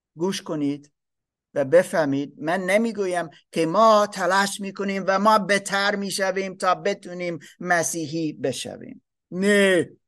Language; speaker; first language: Persian; non-native, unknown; German